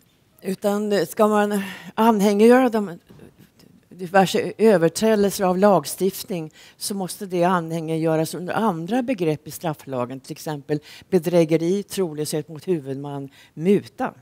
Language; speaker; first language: Swedish; native; Swedish